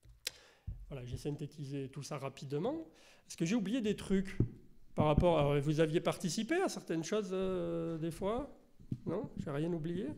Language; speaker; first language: French; native; French